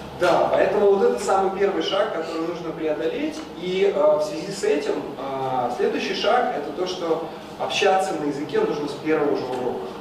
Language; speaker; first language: Russian; native; Russian